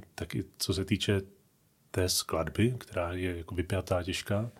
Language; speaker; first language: Czech; native; Czech